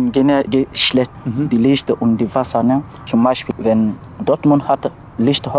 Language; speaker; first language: German; non-native, learner; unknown